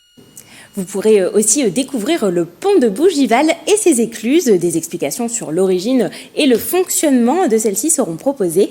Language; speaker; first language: French; native; French